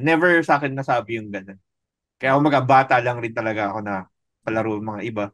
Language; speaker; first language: Filipino; native; Filipino